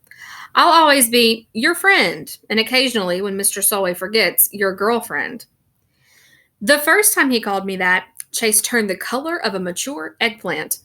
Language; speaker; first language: English; native; English